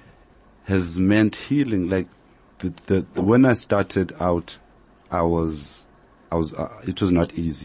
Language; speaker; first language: English; non-native, local second language; Xhosa